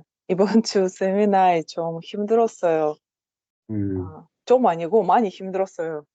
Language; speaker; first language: Korean; non-native, learner; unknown